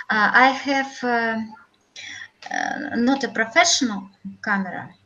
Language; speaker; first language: English; non-native, learner; Russian